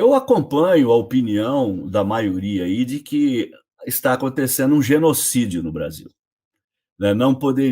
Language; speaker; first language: Portuguese; native; Portuguese